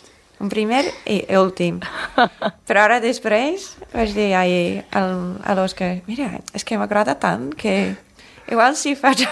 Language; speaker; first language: Catalan; non-native, learner; English